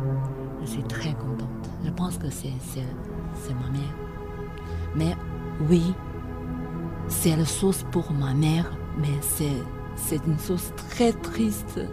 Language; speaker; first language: French; non-native, learner; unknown